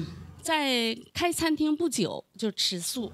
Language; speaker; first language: Chinese; native; Chinese